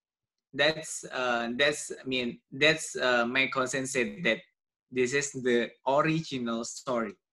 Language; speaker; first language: English; non-native, learner; Indonesian